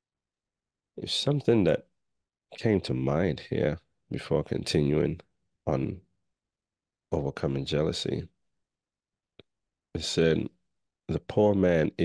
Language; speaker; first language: English; native; English